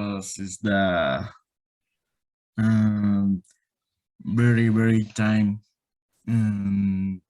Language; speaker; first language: English; non-native, learner; Spanish